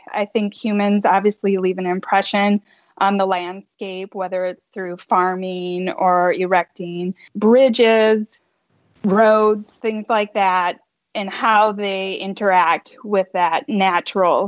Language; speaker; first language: English; native; English